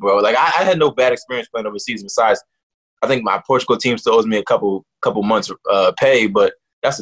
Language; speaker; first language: English; native; English